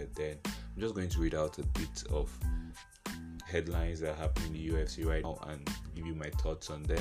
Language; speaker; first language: English; non-native, local second language; Yoruba